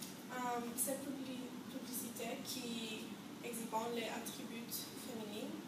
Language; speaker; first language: French; non-native, learner; English